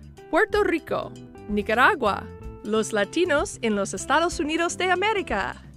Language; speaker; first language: Spanish; non-native, fluent; English